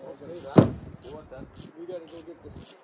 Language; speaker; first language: English; native; English